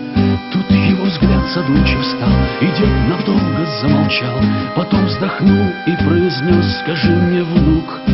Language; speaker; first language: Russian; native; Russian